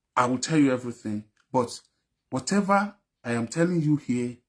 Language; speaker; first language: English; non-native, local second language; Yoruba